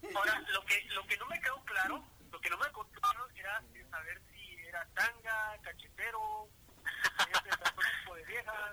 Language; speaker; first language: Spanish; native; Spanish